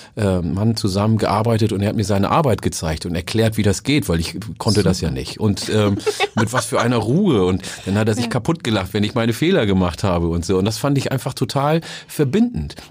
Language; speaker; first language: German; early bilingual, other home language; Oromo